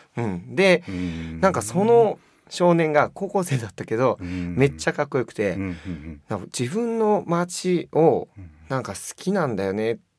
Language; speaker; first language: Japanese; native; Japanese